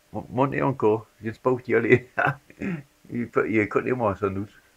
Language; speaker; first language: French; non-native, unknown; English